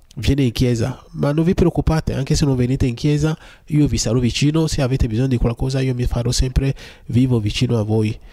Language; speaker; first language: Italian; non-native, fluent; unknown